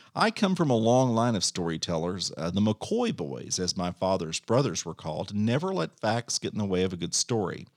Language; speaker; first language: English; native; English